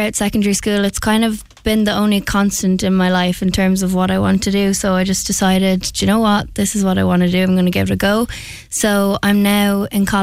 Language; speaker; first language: English; native; English